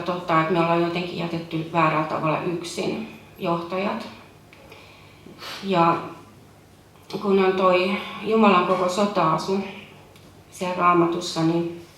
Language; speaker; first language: Finnish; native; Finnish